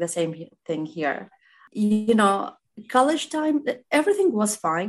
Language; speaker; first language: English; non-native, fluent; Arabic